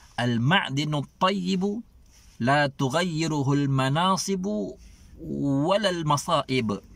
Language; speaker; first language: Arabic; non-native, fluent; Malay